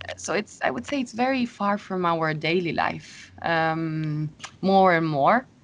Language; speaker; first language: English; non-native, fluent; Italian